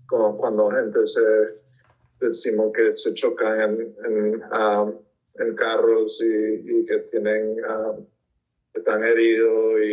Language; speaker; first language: Spanish; early bilingual, heritage; Spanish